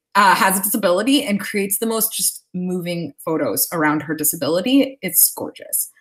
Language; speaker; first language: English; native; English